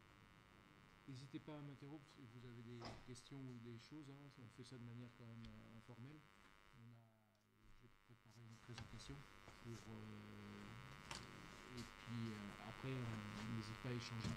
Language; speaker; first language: French; native; French